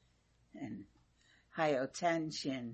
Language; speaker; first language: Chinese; non-native, fluent; English